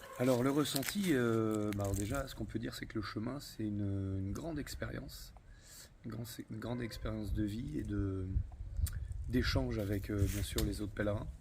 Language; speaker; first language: French; native; French